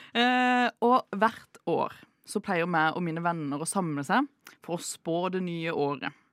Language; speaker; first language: Norwegian; native; Norwegian